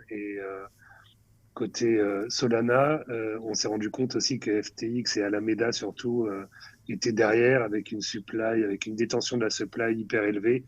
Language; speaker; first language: French; native; French